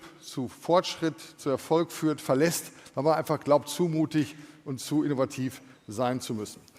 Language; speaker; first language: German; native; German